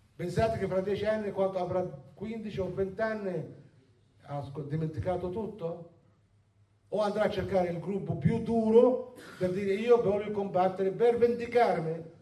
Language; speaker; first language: Italian; non-native, fluent; Arabic